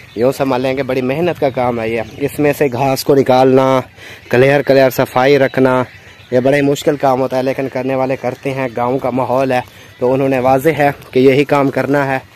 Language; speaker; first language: Urdu; non-native, local second language; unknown